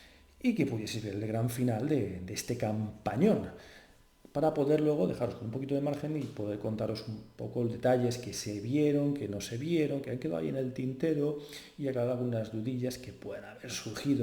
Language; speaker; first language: Spanish; native; Spanish